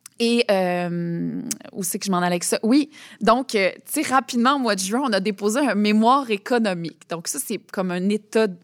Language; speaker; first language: French; native; French